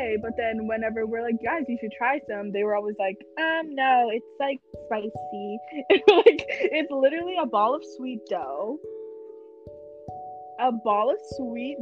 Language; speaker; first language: English; native; English